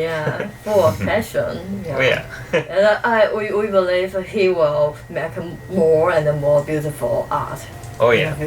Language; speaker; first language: English; non-native, learner; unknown